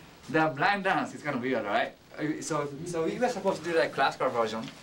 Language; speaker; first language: English; non-native, fluent; Japanese